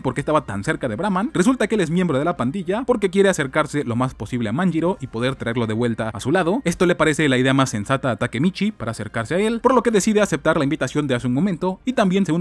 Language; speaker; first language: Spanish; native; Spanish